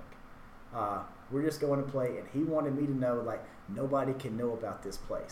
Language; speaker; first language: English; native; English